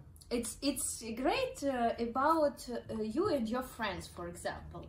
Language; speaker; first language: English; non-native, learner; Russian